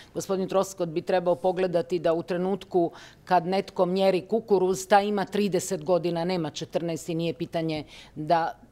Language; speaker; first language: Croatian; native; Croatian